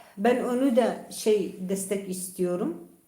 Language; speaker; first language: Turkish; non-native, local second language; Kurdish